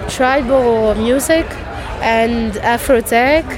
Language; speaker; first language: English; non-native, fluent; Arabic